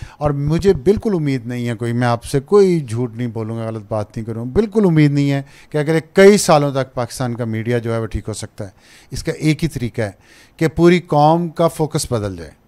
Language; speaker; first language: Urdu; non-native, local second language; Punjabi